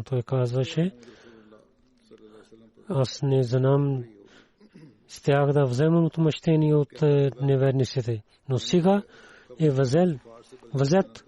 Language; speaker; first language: Bulgarian; non-native, learner; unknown